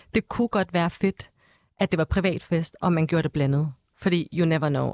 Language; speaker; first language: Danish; early bilingual, other home language; Turkish